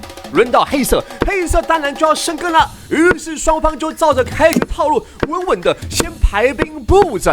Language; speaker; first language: Chinese; native; Chinese